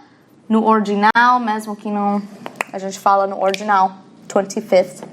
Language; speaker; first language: Portuguese; non-native, fluent; English